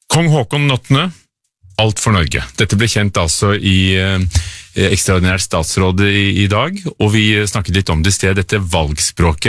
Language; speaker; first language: Norwegian; native; Norwegian